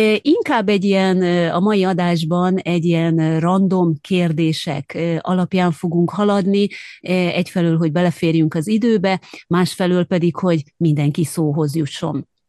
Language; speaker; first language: Hungarian; native; Hungarian